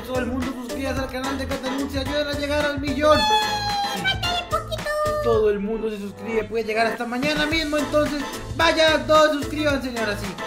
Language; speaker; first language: Spanish; native; Spanish